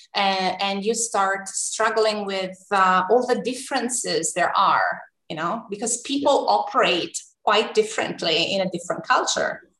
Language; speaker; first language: English; non-native, fluent; Italian